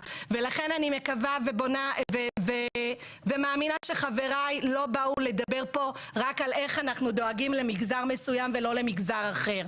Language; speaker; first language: Hebrew; native; Hebrew